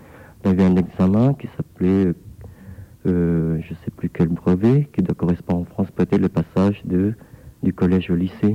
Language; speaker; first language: French; non-native, fluent; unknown